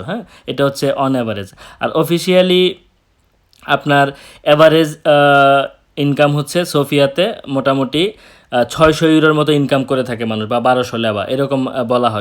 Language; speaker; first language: Bangla; native; Bangla